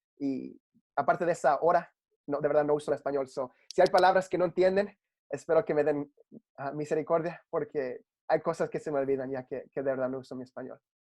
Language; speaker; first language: Spanish; early bilingual, heritage; Spanish